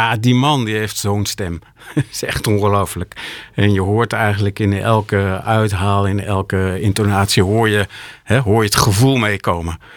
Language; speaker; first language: Dutch; native; Dutch